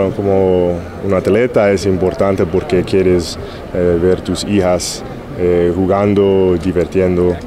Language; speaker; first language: Spanish; non-native, learner; English